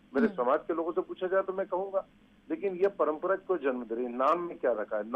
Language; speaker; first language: Hindi; native; Hindi